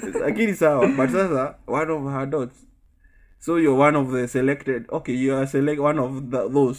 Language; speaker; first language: English; non-native, local second language; Swahili